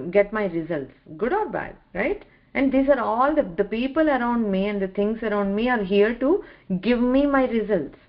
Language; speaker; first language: English; non-native, local second language; Telugu